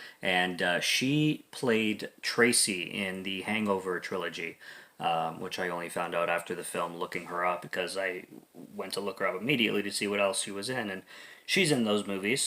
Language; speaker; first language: English; native; English